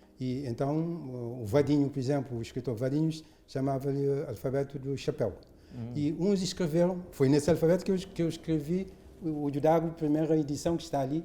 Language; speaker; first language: Portuguese; non-native, local second language; Kabuverdianu